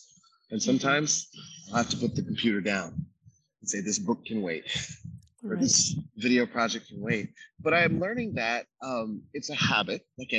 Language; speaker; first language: English; native; English